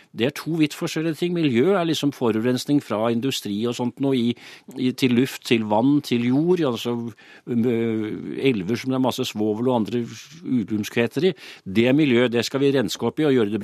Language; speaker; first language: Norwegian; native; Norwegian